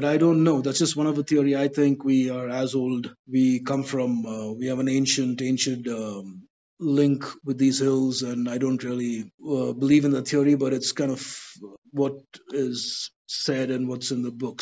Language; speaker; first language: English; non-native, local second language; Badaga